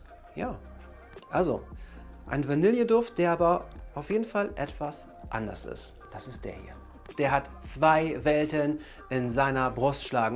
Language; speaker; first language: German; native; German